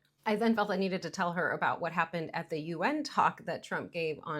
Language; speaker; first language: English; native; English